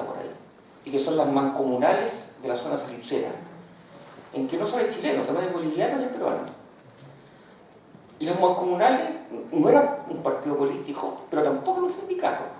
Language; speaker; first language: Spanish; native; Spanish